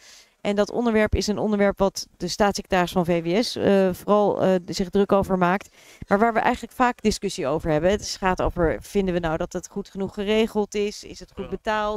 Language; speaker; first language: Dutch; native; Dutch